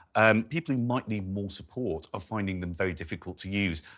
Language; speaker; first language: English; native; English